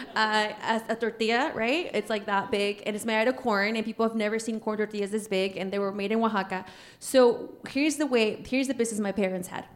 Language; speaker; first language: English; early bilingual, other home language; Spanish